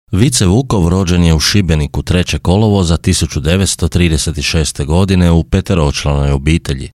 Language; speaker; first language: Croatian; native; Croatian